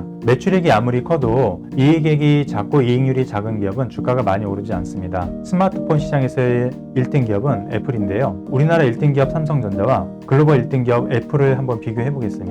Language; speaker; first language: Korean; native; Korean